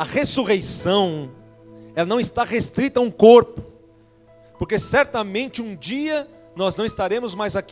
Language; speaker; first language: Portuguese; native; Portuguese